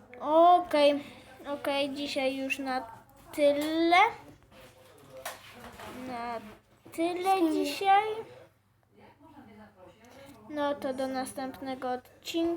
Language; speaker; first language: Polish; native; Polish